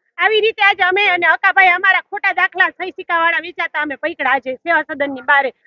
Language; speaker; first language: Gujarati; native; Gujarati